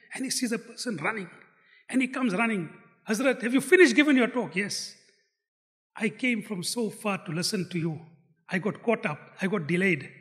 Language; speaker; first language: English; non-native, local second language; Gujarati